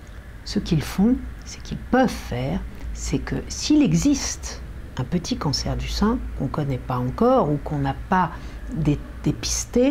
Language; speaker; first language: French; native; French